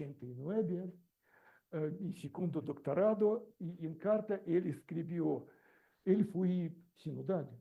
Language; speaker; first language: Spanish; non-native, learner; Russian